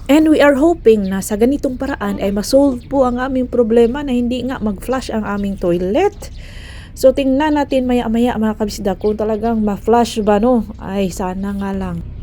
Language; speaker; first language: Filipino; non-native, local second language; Cebuano